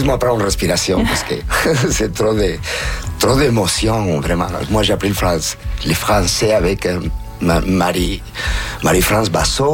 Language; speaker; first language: French; non-native, fluent; Spanish